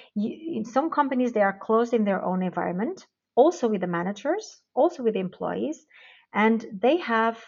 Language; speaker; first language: English; non-native, fluent; Portuguese